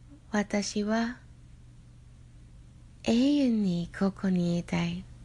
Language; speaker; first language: Japanese; non-native, learner; English